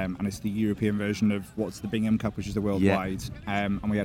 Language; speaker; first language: English; native; English